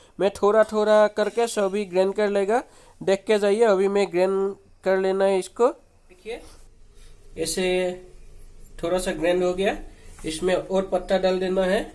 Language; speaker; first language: Hindi; non-native, local second language; Assamese